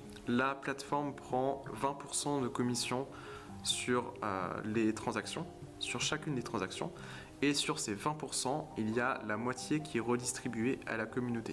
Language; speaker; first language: French; native; French